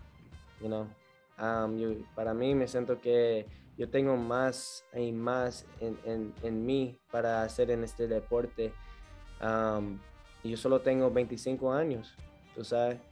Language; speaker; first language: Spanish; early bilingual, heritage; Spanish